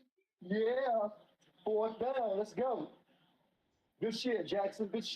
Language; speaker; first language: English; native; English